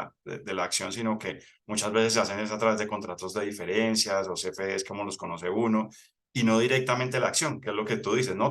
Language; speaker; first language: Spanish; native; Spanish